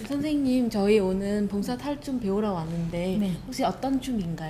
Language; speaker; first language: Korean; non-native, fluent; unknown